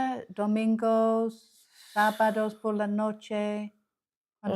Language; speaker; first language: Spanish; non-native, learner; English